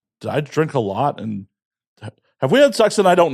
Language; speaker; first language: English; native; English